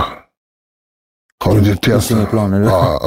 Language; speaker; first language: Swedish; early bilingual, other home language; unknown